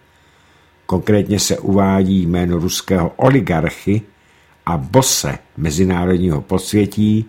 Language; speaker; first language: Czech; native; Czech